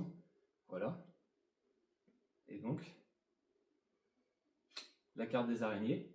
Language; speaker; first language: French; native; French